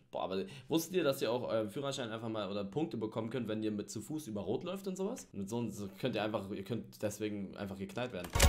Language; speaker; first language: German; native; German